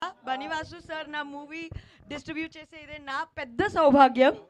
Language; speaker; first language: Telugu; non-native, learner; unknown